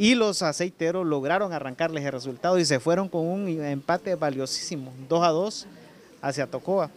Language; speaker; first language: Spanish; native; Spanish